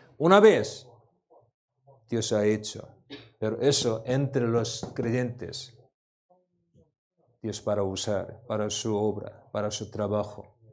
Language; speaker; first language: Spanish; non-native, learner; Korean